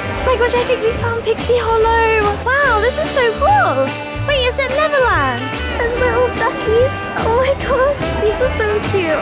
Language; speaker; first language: English; native; English